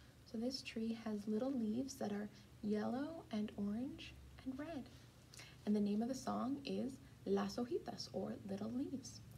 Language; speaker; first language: English; native; English